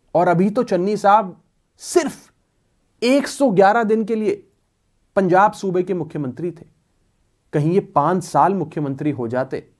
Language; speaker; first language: Hindi; non-native, local second language; Punjabi